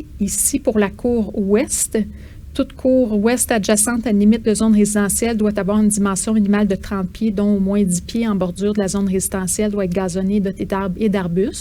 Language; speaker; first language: French; native; French